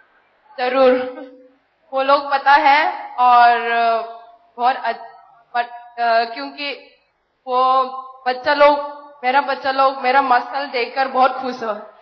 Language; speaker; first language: Hindi; non-native, local second language; Manipuri